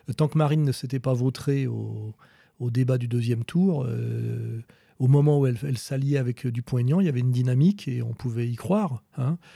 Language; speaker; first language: French; native; French